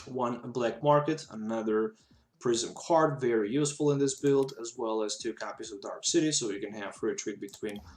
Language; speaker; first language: English; non-native, fluent; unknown